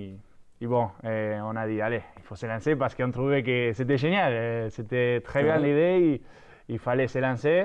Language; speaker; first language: French; non-native, fluent; Spanish